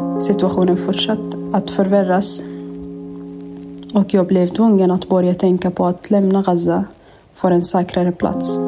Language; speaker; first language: Swedish; non-native, fluent; Arabic